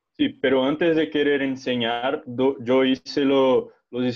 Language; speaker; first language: Spanish; non-native, learner; Portuguese